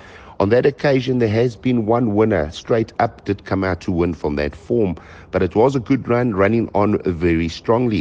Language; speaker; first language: English; native; English